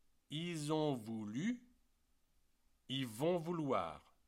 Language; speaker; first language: French; native; French